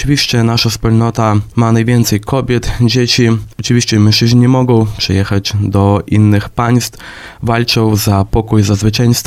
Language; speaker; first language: Polish; non-native, fluent; Ukrainian